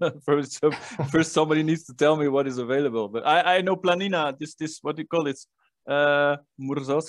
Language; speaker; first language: English; non-native, fluent; Dutch